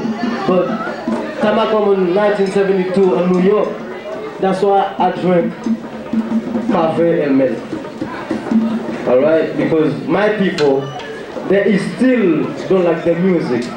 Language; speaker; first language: English; non-native, learner; Haitian Creole